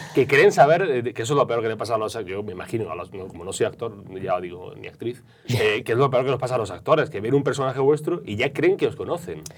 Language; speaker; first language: Spanish; native; Spanish